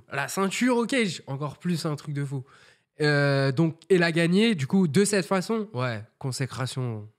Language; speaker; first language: French; native; French